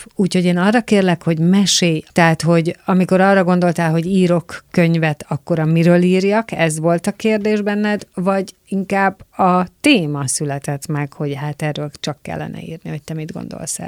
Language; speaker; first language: Hungarian; native; Hungarian